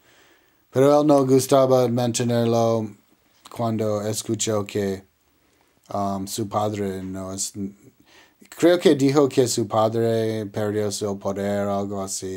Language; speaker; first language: Spanish; non-native, learner; English